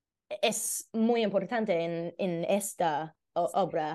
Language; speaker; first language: Spanish; non-native, learner; English